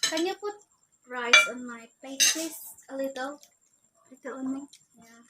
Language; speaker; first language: English; non-native, local second language; Cebuano